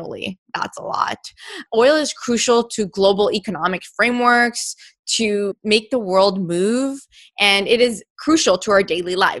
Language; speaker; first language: English; native; English